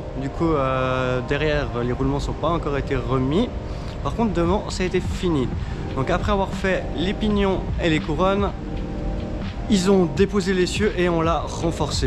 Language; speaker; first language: French; native; French